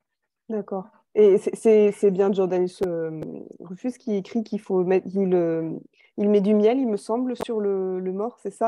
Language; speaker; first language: French; native; French